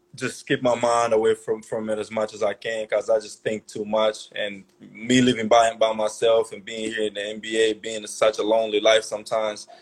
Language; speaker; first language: English; early bilingual, other home language; Portuguese